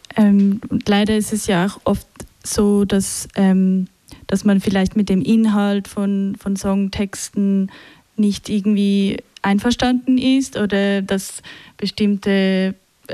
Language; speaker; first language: German; native; German